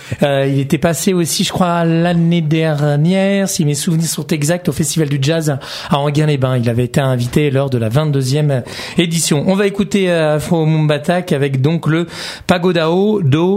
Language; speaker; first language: French; native; French